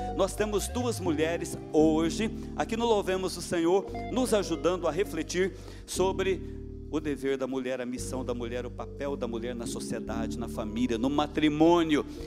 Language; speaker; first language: Portuguese; native; Portuguese